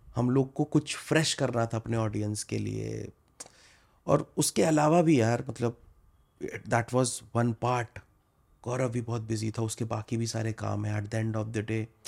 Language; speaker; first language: Hindi; non-native, local second language; Bangla